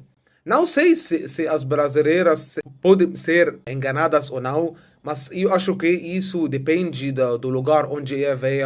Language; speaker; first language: Portuguese; non-native, fluent; Arabic